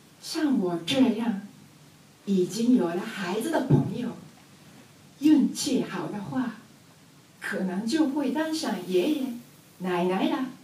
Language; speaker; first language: Chinese; non-native, learner; Japanese